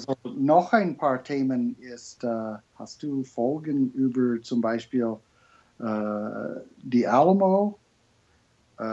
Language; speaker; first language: German; non-native, fluent; English